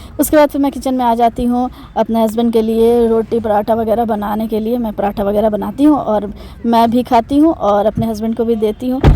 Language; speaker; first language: Hindi; non-native, local second language; Bangla